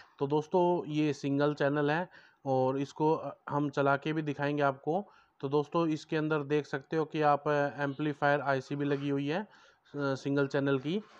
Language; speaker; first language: Hindi; native; Hindi